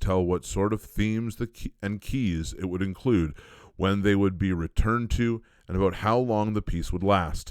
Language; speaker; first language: English; native; English